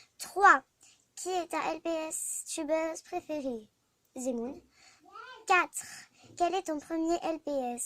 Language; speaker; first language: French; native; French